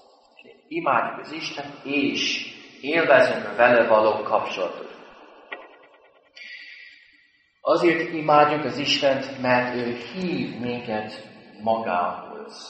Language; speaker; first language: Hungarian; non-native, fluent; English